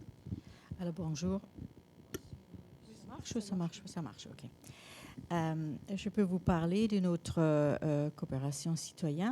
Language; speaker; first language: French; non-native, learner; German